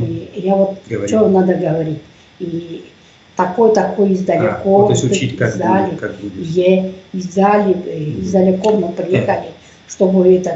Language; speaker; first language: Russian; non-native, local second language; Tuvinian